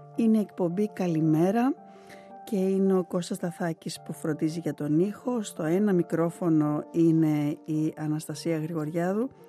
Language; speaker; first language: Greek; native; Greek